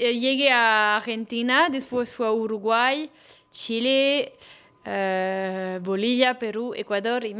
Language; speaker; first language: Spanish; non-native, fluent; French